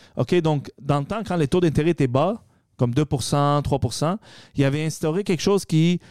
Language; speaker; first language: French; early bilingual, other home language; Arabic